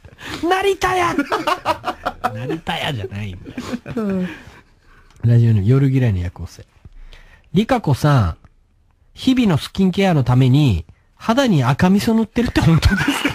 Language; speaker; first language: Japanese; native; Japanese